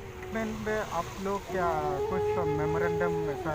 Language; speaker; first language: Hindi; non-native, local second language; Kok Borok